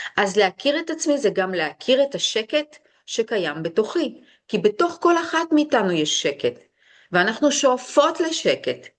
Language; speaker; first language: Hebrew; early bilingual, other home language; Russian